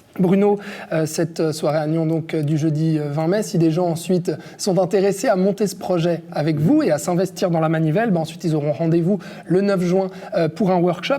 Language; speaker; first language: French; native; French